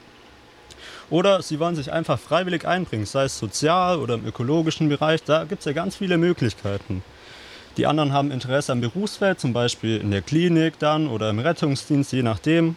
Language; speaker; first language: German; native; German